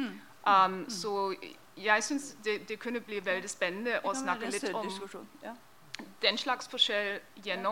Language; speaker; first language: Norwegian; non-native, fluent; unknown